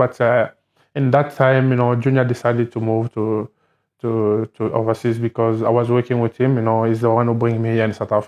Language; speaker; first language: English; non-native, learner; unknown